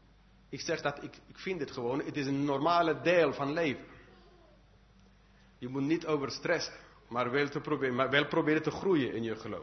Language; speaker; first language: Dutch; non-native, fluent; English